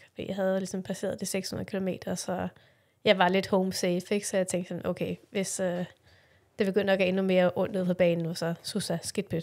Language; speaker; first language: Danish; native; Danish